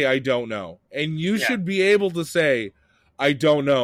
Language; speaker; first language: English; native; English